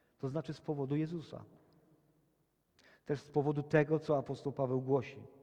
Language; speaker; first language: Polish; native; Polish